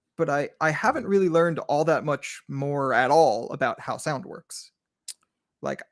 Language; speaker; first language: English; native; English